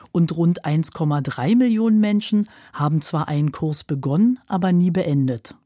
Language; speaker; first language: German; native; German